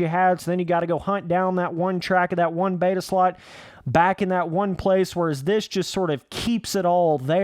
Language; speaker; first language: English; native; English